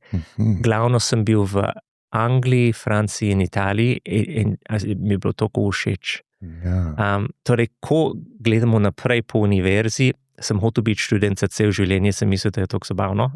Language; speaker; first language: Slovenian; non-native, fluent; English